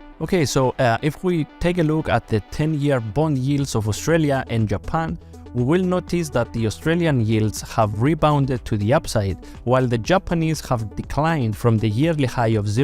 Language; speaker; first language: English; non-native, fluent; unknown